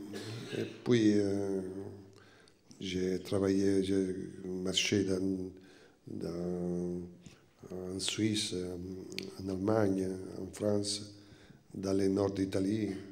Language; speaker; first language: French; non-native, fluent; Italian